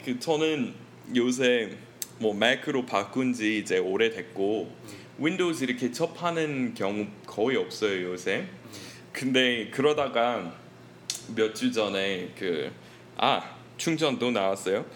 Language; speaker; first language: Korean; non-native, fluent; English